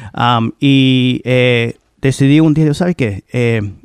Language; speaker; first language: Spanish; early bilingual, heritage; Spanish